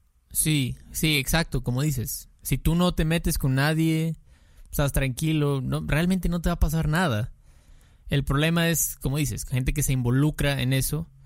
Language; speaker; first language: Spanish; native; Spanish